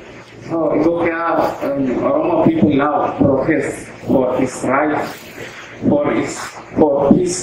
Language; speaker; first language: English; non-native, learner; Oromo